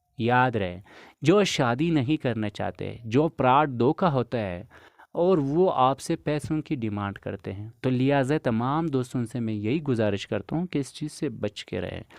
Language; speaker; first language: Urdu; non-native, local second language; Pashto